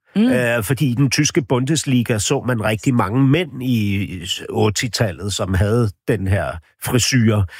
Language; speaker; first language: Danish; native; Danish